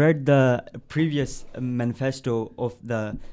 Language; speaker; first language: English; non-native, local second language; Punjabi